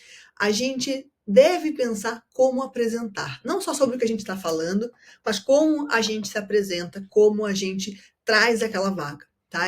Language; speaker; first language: Portuguese; native; Portuguese